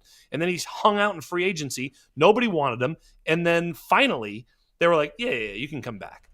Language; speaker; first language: English; native; English